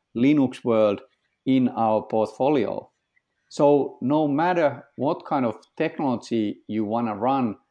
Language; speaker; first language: English; non-native, fluent; Finnish